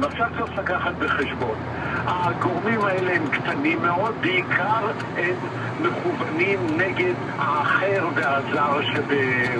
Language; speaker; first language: Hebrew; non-native, fluent; Russian